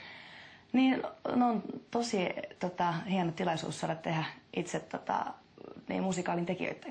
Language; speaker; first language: Finnish; native; Finnish